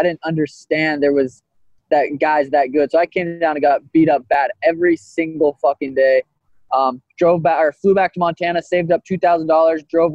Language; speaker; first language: English; native; English